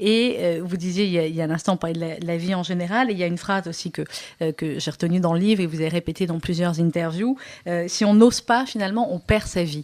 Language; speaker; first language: French; native; French